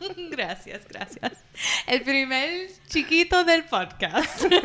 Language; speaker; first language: Spanish; early bilingual, heritage; Spanish